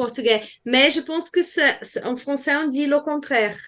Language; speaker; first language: French; non-native, fluent; Portuguese